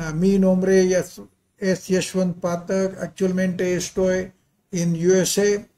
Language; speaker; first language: Spanish; non-native, learner; Hindi